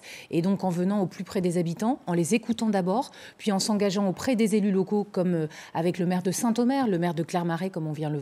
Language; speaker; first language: French; native; French